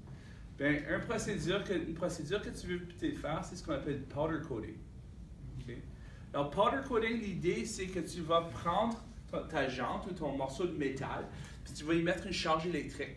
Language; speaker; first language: French; native; French